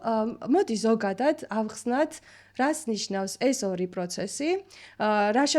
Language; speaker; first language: Georgian; native; Georgian